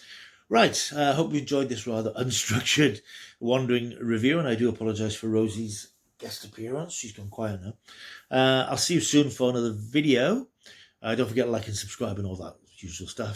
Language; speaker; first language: English; native; English